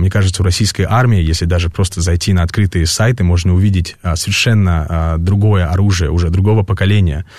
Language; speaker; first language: Russian; early bilingual, heritage; Russian